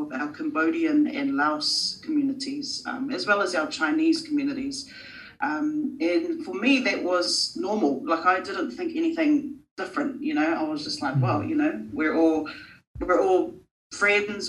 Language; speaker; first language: English; native; English